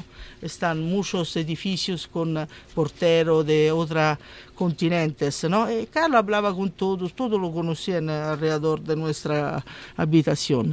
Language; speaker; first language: Spanish; non-native, learner; Italian